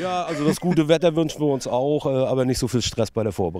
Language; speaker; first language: German; native; German